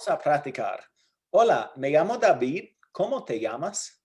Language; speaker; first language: Spanish; non-native, fluent; English